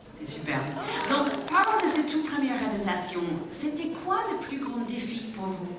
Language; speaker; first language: French; native; French